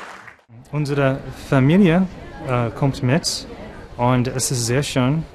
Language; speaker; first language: German; non-native, learner; English